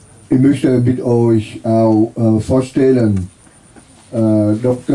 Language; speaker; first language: German; non-native, learner; Vietnamese